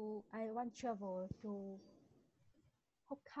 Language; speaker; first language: English; non-native, learner; Vietnamese